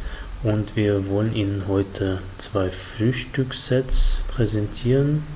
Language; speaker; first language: German; non-native, fluent; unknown